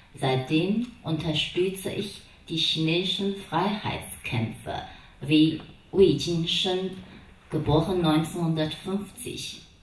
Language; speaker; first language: German; non-native, fluent; Chinese